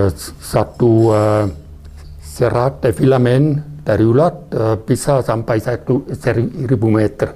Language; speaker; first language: Indonesian; non-native, fluent; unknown